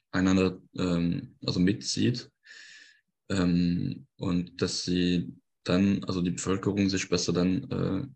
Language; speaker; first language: German; non-native, fluent; French